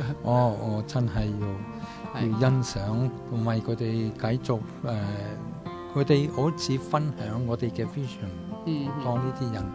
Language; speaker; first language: Cantonese; non-native, fluent; Italian